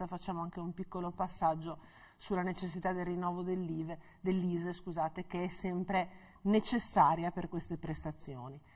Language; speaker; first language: Italian; native; Italian